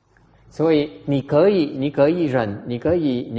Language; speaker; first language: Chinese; non-native, fluent; Vietnamese